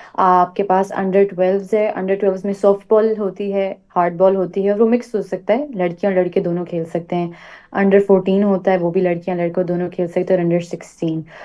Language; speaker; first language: Urdu; native; Urdu